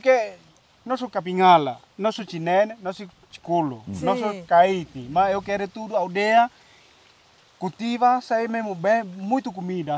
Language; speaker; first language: Portuguese; non-native, learner; Vietnamese